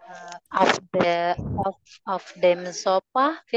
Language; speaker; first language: German; non-native, learner; Indonesian